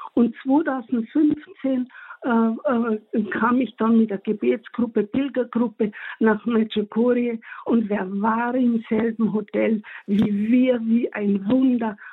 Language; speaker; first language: German; native; German